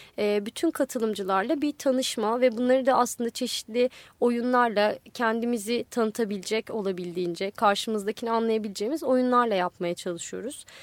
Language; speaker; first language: Turkish; native; Turkish